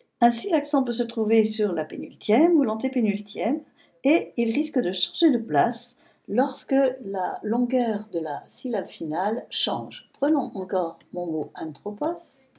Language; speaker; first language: French; native; French